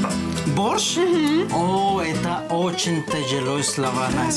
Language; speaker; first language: Ukrainian; non-native, learner; Spanish